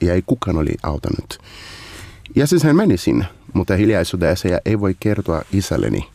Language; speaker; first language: Finnish; non-native, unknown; Portuguese